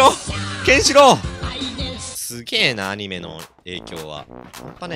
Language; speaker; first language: Japanese; native; Japanese